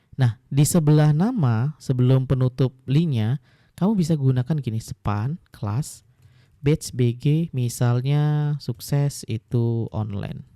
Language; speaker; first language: Indonesian; native; Indonesian